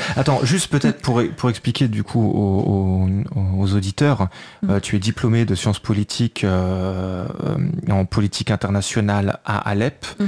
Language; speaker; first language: French; native; French